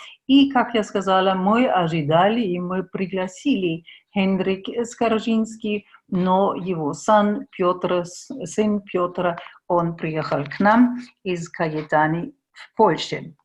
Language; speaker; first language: Russian; non-native, fluent; German